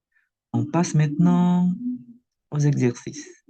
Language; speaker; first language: French; non-native, fluent; Indonesian